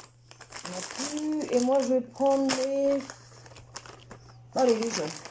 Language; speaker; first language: French; native; French